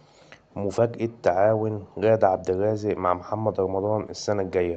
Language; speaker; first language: Arabic; native; Arabic